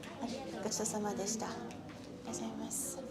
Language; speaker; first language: Japanese; non-native, learner; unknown